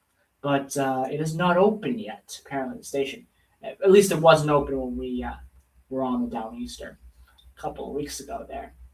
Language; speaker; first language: English; native; English